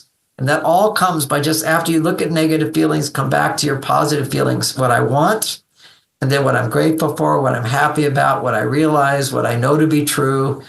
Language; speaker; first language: English; native; English